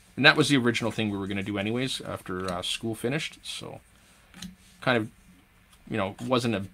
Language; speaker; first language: English; native; English